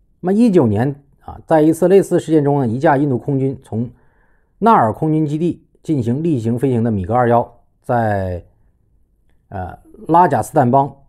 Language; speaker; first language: Chinese; native; Chinese